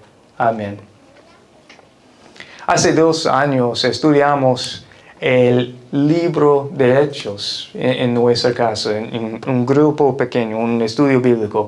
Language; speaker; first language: Spanish; non-native, fluent; English